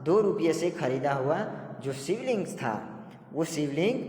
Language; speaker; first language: Hindi; non-native, local second language; Gujarati